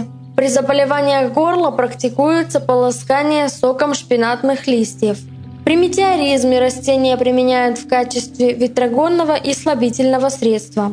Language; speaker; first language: Russian; native; Russian